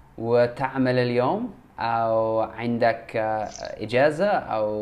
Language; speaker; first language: Arabic; non-native, learner; English